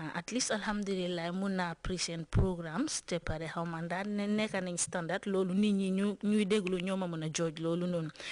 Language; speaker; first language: Wolof; non-native, local second language; Jola-Fonyi